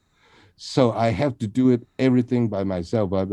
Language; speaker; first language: English; non-native, local second language; Cantonese